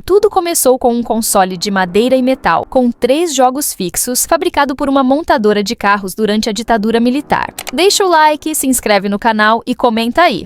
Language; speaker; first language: Portuguese; native; Portuguese